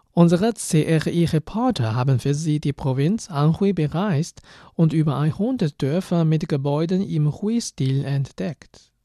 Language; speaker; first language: German; non-native, fluent; Chinese